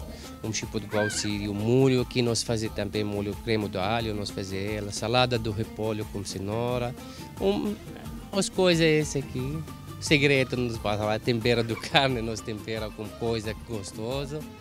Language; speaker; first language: Portuguese; non-native, learner; Arabic